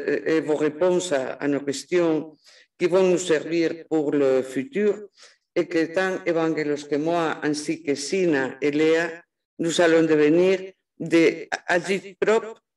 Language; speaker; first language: French; non-native, fluent; Spanish